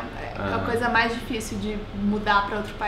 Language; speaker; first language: Portuguese; native; Portuguese